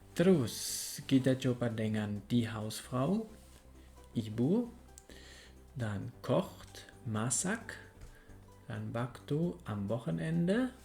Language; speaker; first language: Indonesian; non-native, fluent; German